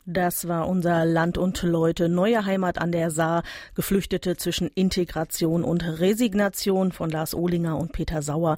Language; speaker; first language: German; native; German